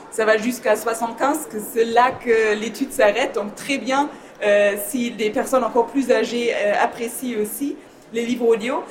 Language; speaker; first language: French; non-native, fluent; German